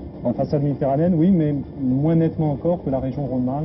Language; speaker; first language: French; native; French